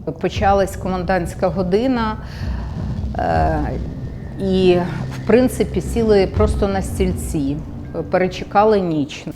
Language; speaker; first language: Ukrainian; native; Ukrainian